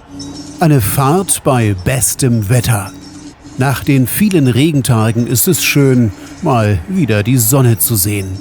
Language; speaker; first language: German; native; German